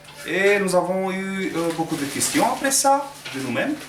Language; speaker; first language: French; non-native, learner; Romanian